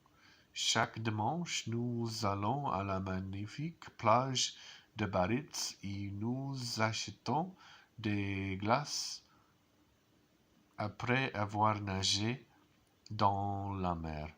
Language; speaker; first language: French; non-native, learner; English